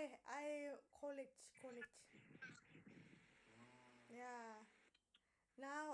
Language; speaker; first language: English; non-native, learner; Indonesian